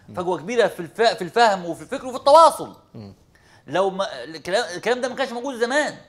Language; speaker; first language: Arabic; native; Arabic